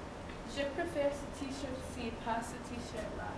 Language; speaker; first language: French; non-native, learner; English